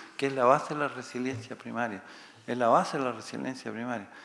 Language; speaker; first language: Spanish; native; Spanish